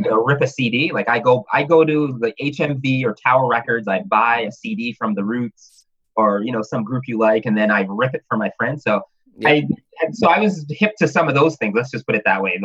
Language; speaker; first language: English; native; English